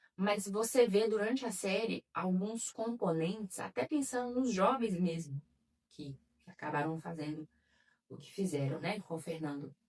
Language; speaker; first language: Portuguese; native; Portuguese